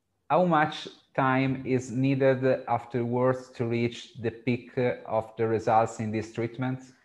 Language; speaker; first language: English; non-native, learner; Italian